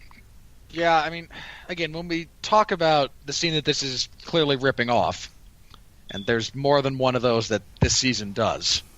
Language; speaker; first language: English; native; English